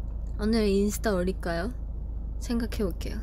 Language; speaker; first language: Korean; non-native, fluent; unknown